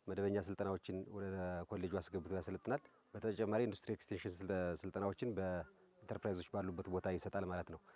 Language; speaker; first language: Amharic; native; Amharic